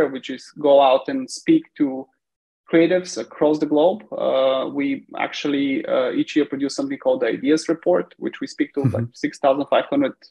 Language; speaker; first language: English; non-native, fluent; Bulgarian